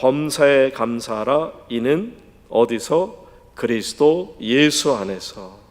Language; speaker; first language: Korean; native; Korean